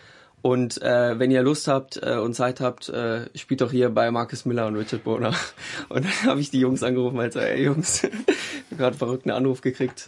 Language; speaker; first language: German; native; German